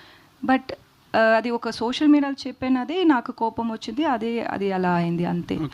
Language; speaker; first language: Telugu; non-native, learner; Tamil